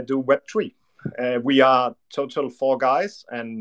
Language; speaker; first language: English; non-native, fluent; Danish